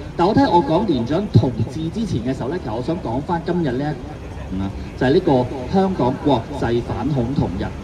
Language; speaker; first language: Cantonese; native; Cantonese